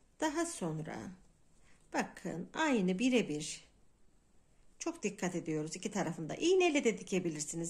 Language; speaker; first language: Turkish; native; Turkish